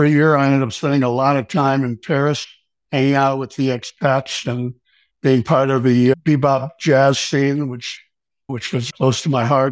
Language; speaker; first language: English; native; English